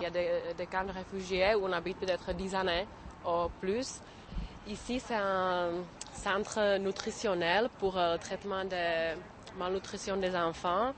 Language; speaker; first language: French; non-native, fluent; Czech